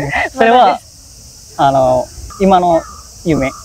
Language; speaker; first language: Japanese; non-native, fluent; Indonesian